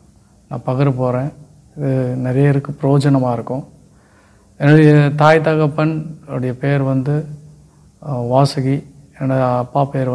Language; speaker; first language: Tamil; native; Tamil